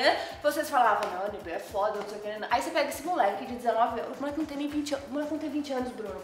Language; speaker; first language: Portuguese; native; Portuguese